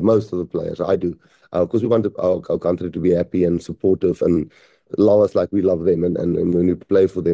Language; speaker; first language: English; non-native, local second language; Afrikaans